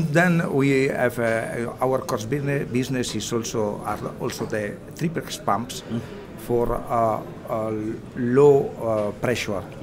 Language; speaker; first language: English; non-native, learner; Italian